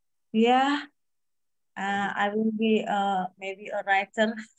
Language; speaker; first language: English; non-native, learner; Indonesian